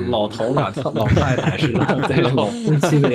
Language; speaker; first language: Chinese; non-native, fluent; English